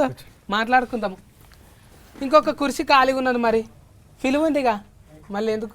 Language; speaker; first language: Telugu; native; Telugu